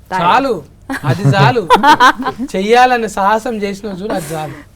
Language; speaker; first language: Telugu; native; Telugu